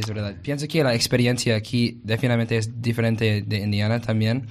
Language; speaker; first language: Spanish; non-native, learner; English